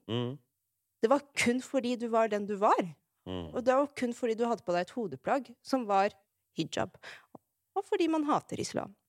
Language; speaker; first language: Norwegian; early bilingual, other home language; Arabic